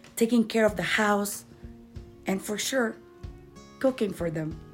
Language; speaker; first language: English; non-native, fluent; Indonesian